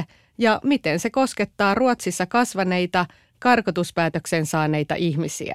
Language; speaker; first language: Finnish; native; Finnish